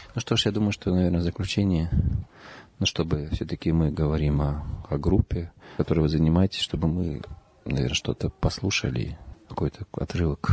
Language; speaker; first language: Russian; native; Russian